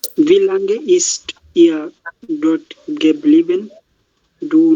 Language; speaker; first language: German; non-native, learner; Bangla